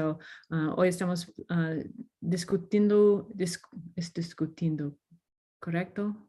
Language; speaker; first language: Spanish; non-native, learner; English